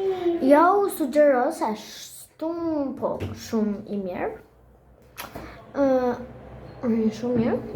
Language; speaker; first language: Albanian; early bilingual, heritage; Albanian